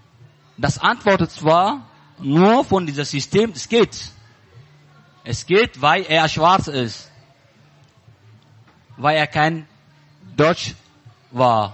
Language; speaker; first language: German; non-native, learner; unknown